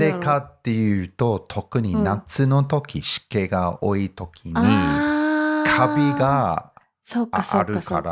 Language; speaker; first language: Japanese; non-native, fluent; English